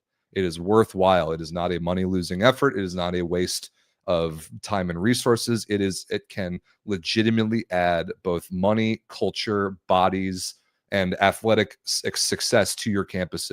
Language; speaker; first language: English; native; English